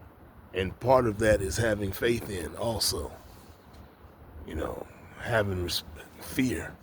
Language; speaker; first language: English; native; English